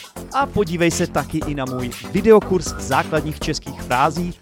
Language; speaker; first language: Czech; native; Czech